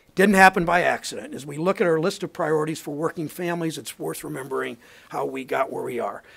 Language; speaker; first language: English; native; English